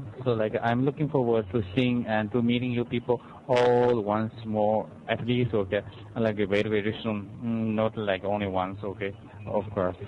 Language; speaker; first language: English; non-native, fluent; Chinese